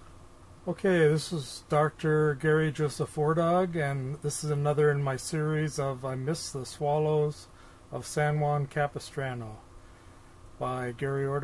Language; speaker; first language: English; native; English